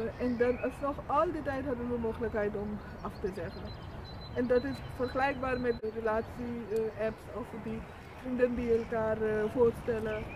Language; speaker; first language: Dutch; non-native, fluent; Urdu